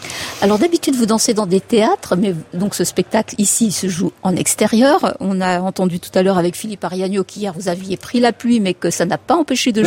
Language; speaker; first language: French; native; French